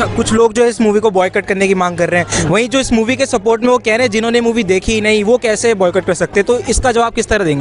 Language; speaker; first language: Hindi; non-native, local second language; Malayalam